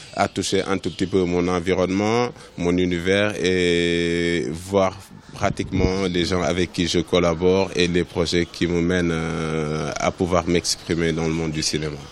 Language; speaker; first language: French; non-native, local second language; Wolof